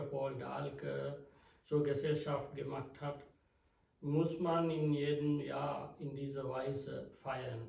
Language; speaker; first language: German; non-native, fluent; Sinhala